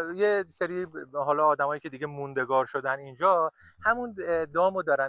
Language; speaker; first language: Persian; native; Persian